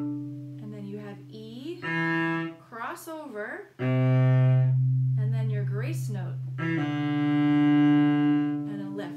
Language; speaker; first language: English; native; English